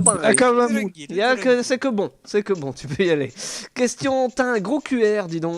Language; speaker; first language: French; native; French